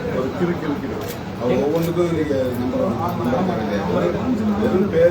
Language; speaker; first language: Tamil; native; Tamil